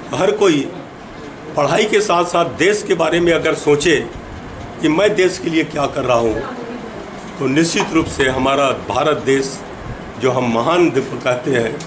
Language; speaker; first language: Hindi; native; Hindi